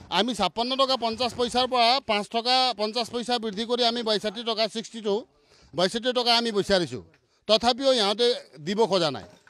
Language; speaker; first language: Assamese; non-native, local second language; Nepali